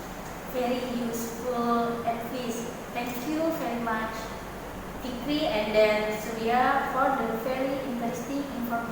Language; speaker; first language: English; non-native, learner; Indonesian